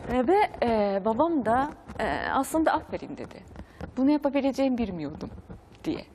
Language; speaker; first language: Turkish; non-native, fluent; Japanese